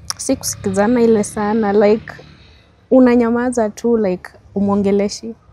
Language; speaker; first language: Swahili; native; Swahili